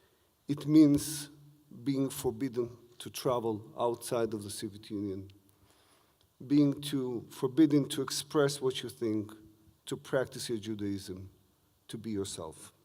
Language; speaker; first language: English; non-native, fluent; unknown